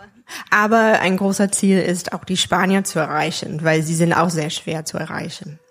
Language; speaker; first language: German; non-native, fluent; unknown